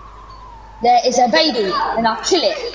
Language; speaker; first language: English; native; English